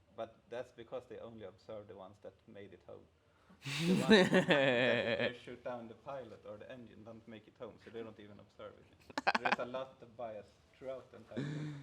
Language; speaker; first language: English; non-native, fluent; Swedish